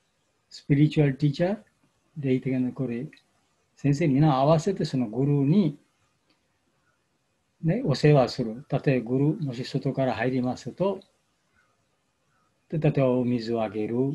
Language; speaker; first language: Japanese; non-native, fluent; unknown